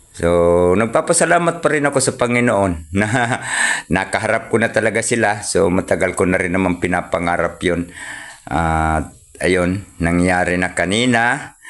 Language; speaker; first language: Filipino; non-native, local second language; Cebuano